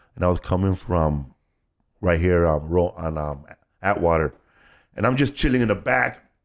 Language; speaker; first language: English; native; English